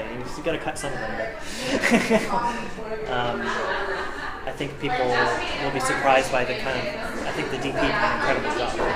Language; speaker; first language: English; native; English